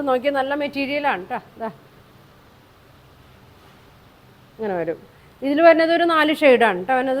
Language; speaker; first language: Malayalam; native; Malayalam